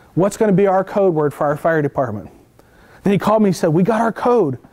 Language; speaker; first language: English; native; English